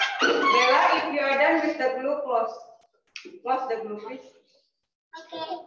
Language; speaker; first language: English; non-native, learner; Indonesian